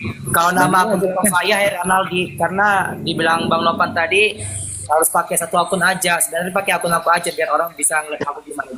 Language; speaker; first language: Indonesian; native; Indonesian